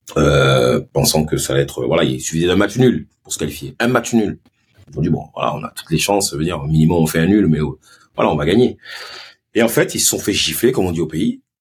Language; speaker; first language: French; early bilingual, other home language; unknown